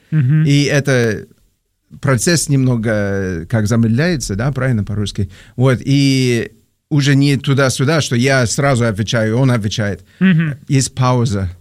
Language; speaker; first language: Russian; non-native, fluent; English